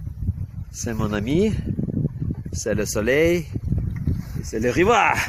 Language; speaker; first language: French; non-native, learner; Ukrainian